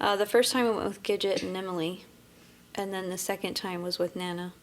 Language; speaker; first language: English; native; English